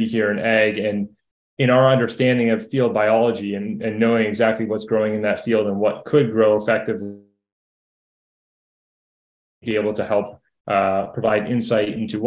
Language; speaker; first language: English; native; English